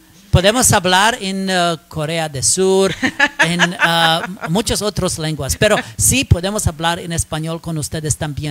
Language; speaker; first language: Spanish; non-native, learner; English